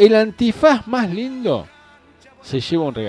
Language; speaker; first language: Spanish; native; Spanish